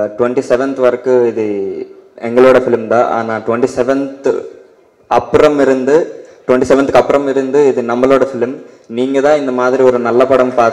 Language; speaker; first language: Tamil; non-native, learner; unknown